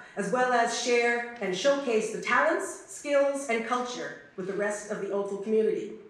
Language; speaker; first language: English; native; English